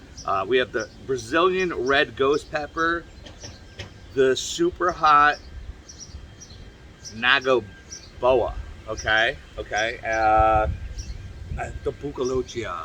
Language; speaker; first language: English; native; English